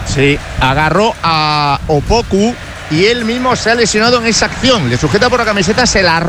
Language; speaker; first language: Spanish; native; Spanish